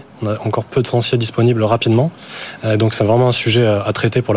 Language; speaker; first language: French; native; French